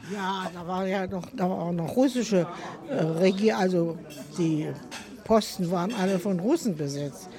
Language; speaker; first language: German; native; German